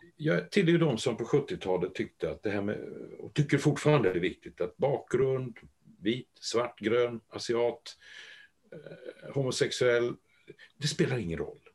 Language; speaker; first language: Swedish; native; Swedish